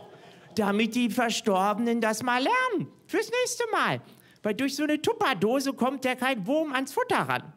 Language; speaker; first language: German; native; German